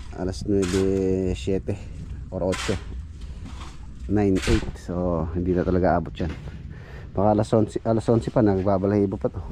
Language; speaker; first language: Filipino; native; Filipino